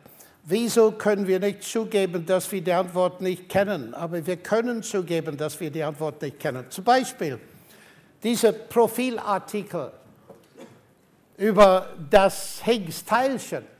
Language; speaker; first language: German; non-native, fluent; English